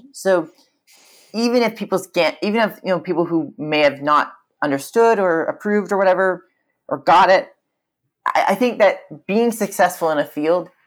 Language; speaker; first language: English; native; English